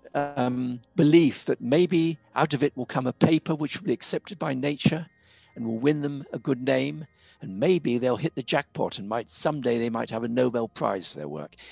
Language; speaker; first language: English; native; English